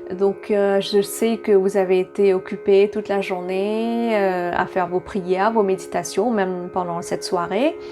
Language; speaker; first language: French; non-native, local second language; Bhojpuri